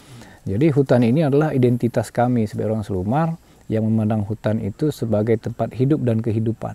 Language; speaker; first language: Indonesian; non-native, local second language; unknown